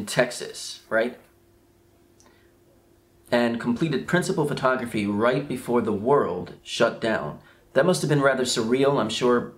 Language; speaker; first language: English; native; English